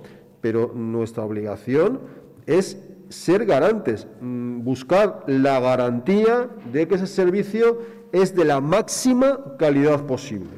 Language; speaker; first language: Spanish; native; Spanish